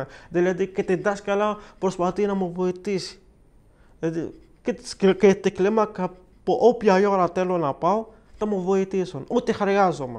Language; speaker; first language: Greek; non-native, learner; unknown